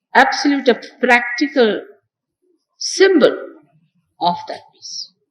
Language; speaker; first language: English; non-native, local second language; Marathi